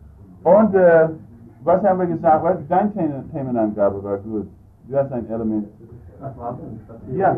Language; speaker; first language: German; non-native, fluent; English